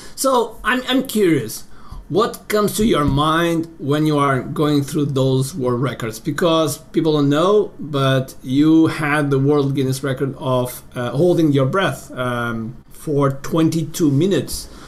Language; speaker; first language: English; non-native, fluent; Portuguese